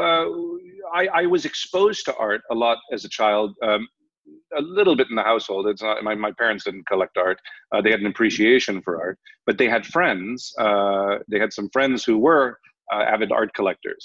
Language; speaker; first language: English; native; English